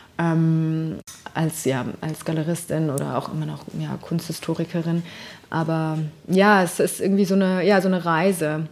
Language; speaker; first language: German; early bilingual, other home language; Persian